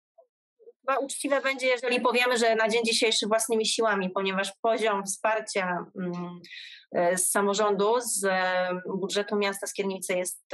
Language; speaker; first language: Polish; native; Polish